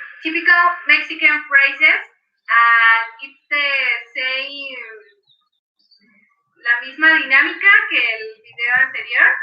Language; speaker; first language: English; non-native, learner; Spanish